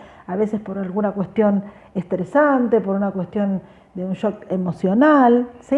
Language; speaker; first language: Spanish; native; Spanish